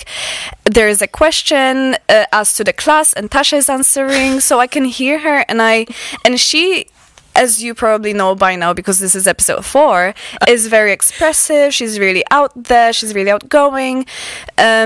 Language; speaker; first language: English; non-native, fluent; Polish